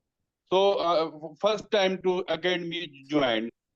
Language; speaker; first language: English; non-native, learner; Urdu